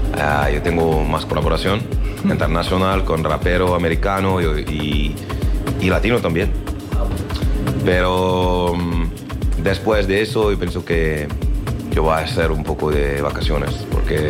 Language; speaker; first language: Spanish; non-native, learner; French